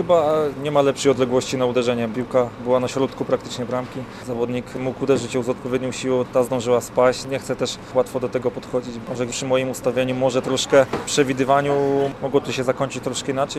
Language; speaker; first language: Polish; native; Polish